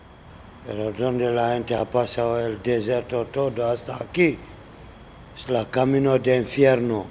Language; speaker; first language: Spanish; non-native, learner; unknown